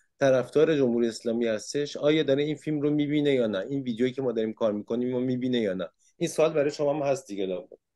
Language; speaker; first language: Persian; early bilingual, heritage; Persian